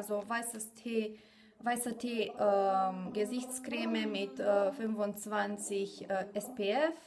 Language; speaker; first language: German; non-native, fluent; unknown